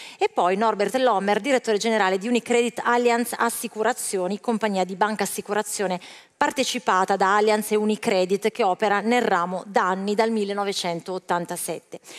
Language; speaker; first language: Italian; native; Italian